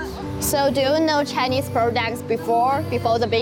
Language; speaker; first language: English; non-native, learner; Chinese